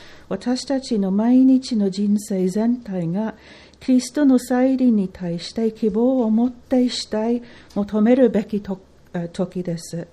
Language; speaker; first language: Japanese; non-native, fluent; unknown